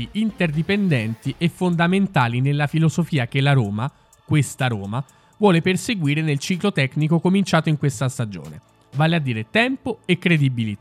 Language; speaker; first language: Italian; native; Italian